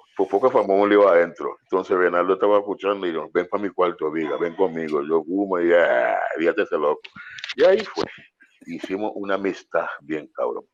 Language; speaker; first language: Spanish; non-native, fluent; English